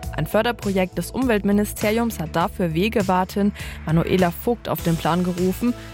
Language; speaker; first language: German; native; German